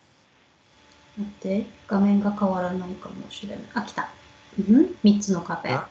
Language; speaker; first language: Japanese; native; Japanese